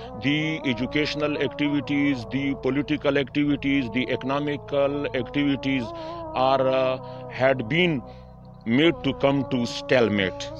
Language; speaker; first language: English; non-native, local second language; Pashto